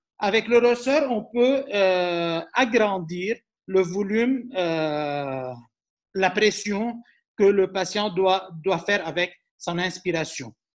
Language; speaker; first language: French; non-native, local second language; Arabic